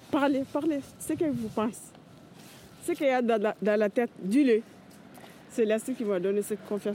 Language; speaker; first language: French; non-native, learner; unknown